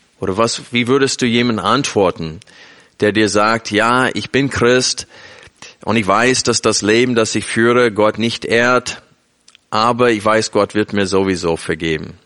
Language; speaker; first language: German; non-native, fluent; English